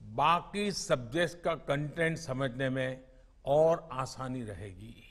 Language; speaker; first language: Hindi; native; Hindi